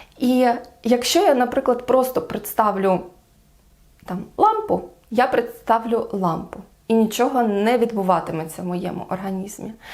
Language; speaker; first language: Ukrainian; non-native, local second language; Russian